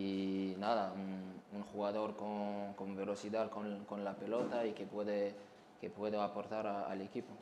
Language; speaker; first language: Spanish; non-native, learner; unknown